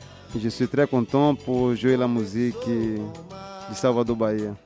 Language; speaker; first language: French; non-native, learner; Portuguese